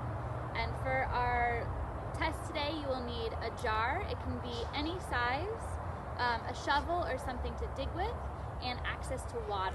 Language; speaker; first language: English; native; English